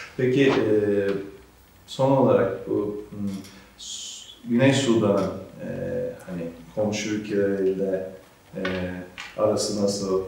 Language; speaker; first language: Turkish; native; Turkish